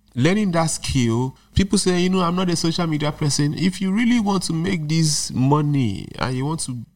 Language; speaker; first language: English; non-native, local second language; Yoruba